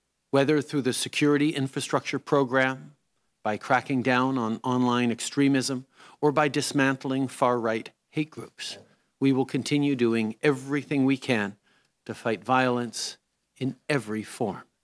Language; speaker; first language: English; native; English